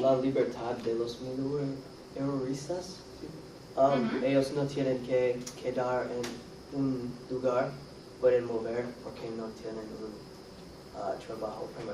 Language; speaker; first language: Spanish; non-native, learner; English